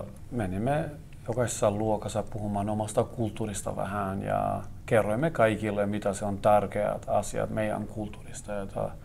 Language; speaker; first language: Finnish; non-native, learner; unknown